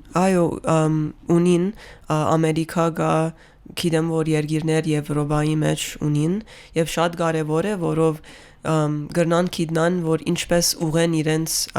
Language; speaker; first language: Armenian; early bilingual, heritage; Armenian